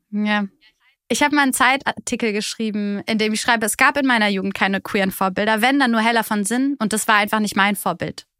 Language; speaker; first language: German; early bilingual, other home language; Bulgarian